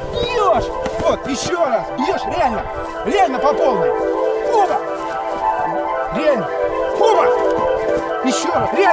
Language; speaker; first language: Russian; native; Russian